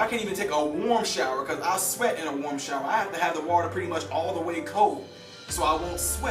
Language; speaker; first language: English; native; English